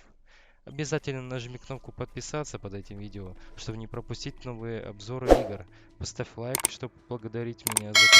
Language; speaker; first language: Russian; native; Russian